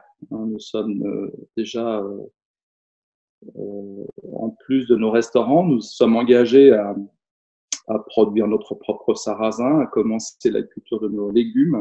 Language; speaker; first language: French; native; French